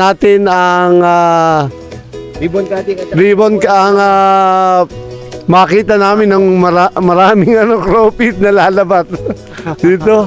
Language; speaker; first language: Filipino; native; Filipino